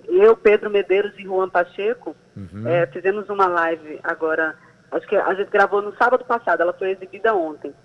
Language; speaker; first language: Portuguese; native; Portuguese